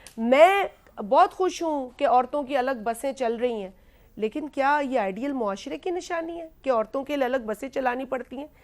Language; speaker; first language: Urdu; non-native, local second language; Sindhi